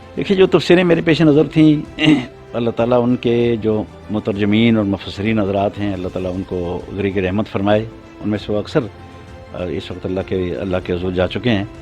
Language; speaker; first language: Urdu; non-native, local second language; Pahari-Potwari